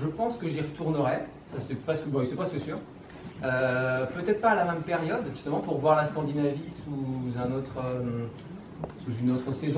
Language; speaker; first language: French; native; French